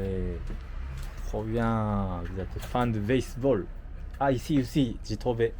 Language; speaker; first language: French; non-native, learner; Japanese